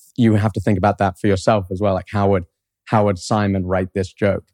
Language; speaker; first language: English; native; English